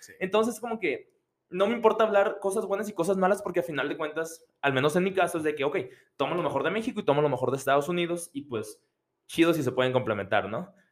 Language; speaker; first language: Spanish; native; Spanish